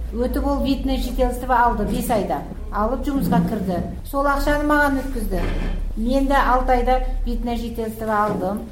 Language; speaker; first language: Kazakh; early bilingual, heritage; Kazakh